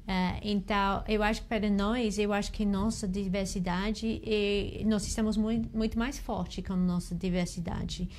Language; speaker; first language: Portuguese; non-native, learner; English